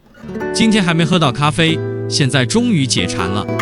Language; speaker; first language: Chinese; native; Chinese